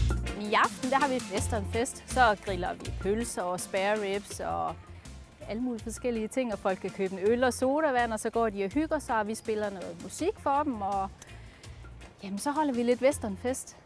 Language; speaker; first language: Danish; native; Danish